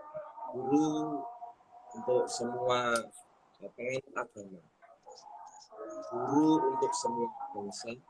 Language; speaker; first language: Indonesian; non-native, local second language; Javanese